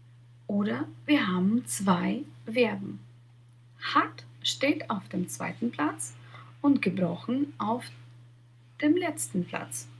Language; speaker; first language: German; non-native, fluent; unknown